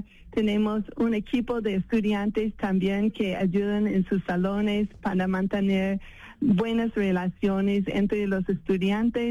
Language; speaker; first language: Spanish; non-native, fluent; English